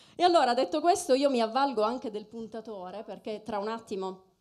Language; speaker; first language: Italian; native; Italian